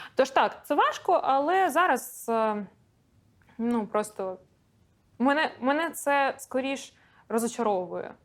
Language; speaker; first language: Ukrainian; non-native, local second language; Russian